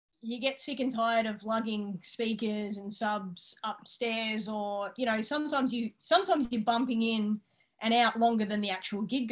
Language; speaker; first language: English; native; English